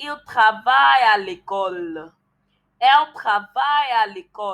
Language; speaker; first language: French; non-native, learner; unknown